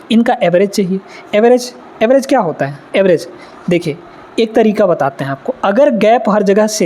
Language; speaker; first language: Hindi; native; Hindi